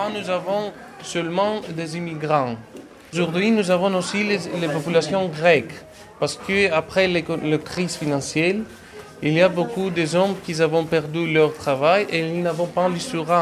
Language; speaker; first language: French; non-native, learner; Greek